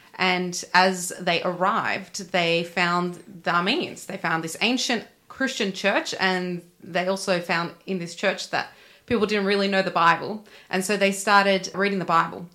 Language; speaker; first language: English; non-native, local second language; Armenian